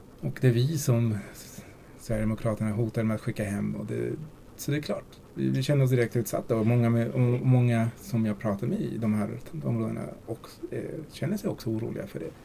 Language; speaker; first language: Swedish; early bilingual, other home language; Spanish